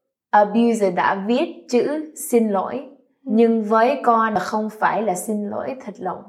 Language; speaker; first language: Vietnamese; early bilingual, other home language; English